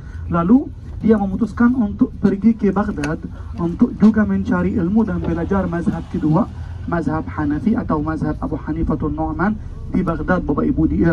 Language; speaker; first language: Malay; non-native, fluent; Arabic